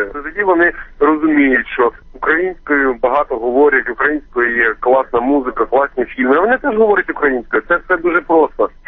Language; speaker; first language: Ukrainian; non-native, local second language; Russian